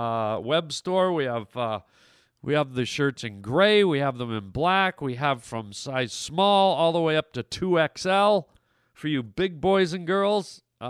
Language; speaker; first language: English; native; English